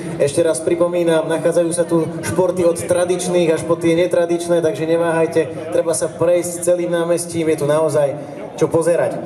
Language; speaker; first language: Slovak; native; Slovak